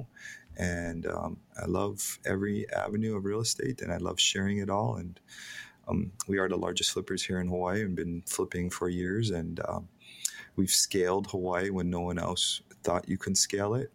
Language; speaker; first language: English; native; English